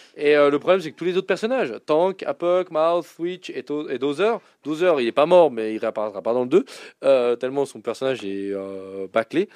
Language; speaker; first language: French; native; French